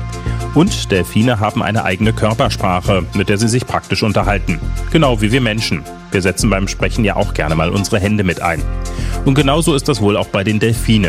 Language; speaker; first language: German; native; German